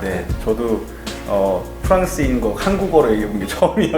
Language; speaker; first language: Korean; native; Korean